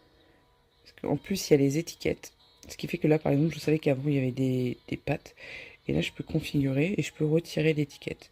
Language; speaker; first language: French; native; French